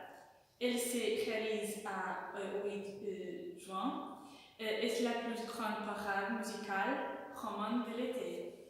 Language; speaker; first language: French; non-native, learner; Portuguese